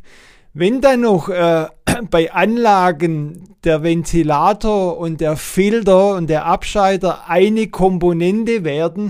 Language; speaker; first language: German; native; German